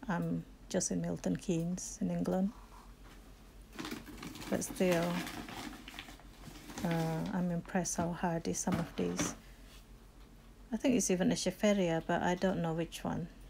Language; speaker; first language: English; non-native, fluent; Indonesian